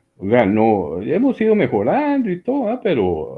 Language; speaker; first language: Spanish; native; Spanish